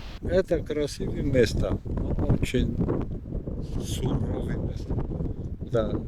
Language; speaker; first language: Russian; non-native, local second language; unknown